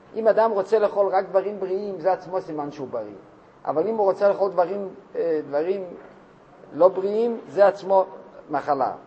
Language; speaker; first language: Hebrew; non-native, fluent; Russian